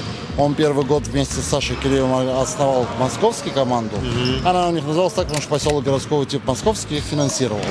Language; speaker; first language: Russian; native; Russian